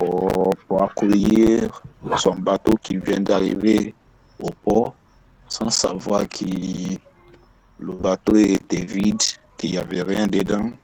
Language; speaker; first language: French; non-native, learner; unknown